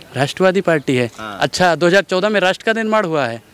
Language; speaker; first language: Hindi; native; Hindi